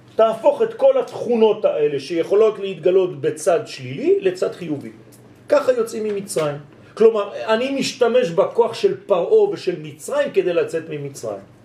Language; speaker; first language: Hebrew; non-native, fluent; French